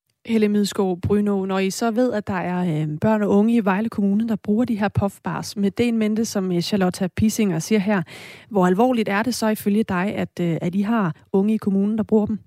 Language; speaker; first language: Danish; native; Danish